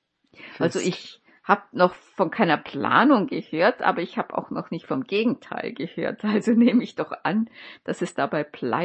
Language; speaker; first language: German; native; German